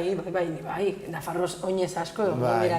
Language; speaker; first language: Basque; non-native, local second language; Spanish